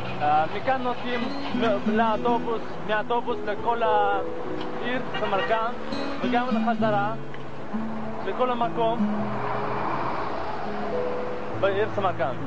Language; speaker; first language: Hebrew; non-native, learner; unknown